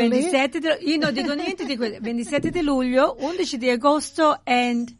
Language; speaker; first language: Italian; early bilingual, heritage; English